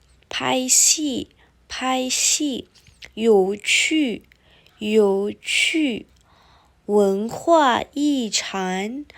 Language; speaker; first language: Chinese; non-native, fluent; Indonesian